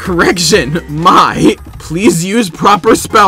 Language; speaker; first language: English; native; English